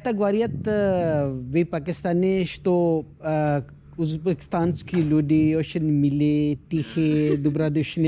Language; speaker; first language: Russian; non-native, learner; Urdu